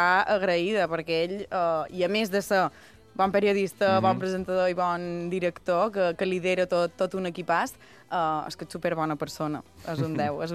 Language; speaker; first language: Catalan; native; Catalan